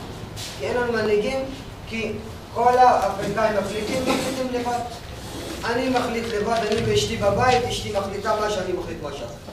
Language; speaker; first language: Hebrew; non-native, fluent; Tigrinya